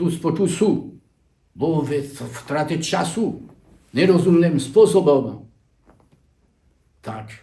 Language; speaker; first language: Ukrainian; non-native, learner; French